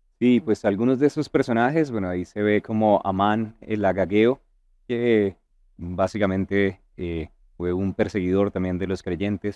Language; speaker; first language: Spanish; native; Spanish